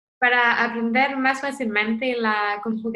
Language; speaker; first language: Spanish; non-native, fluent; French